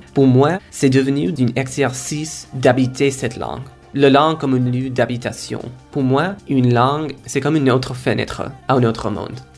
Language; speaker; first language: French; non-native, fluent; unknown